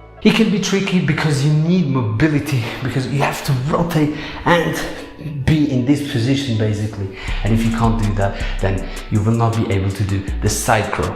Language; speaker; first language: English; non-native, fluent; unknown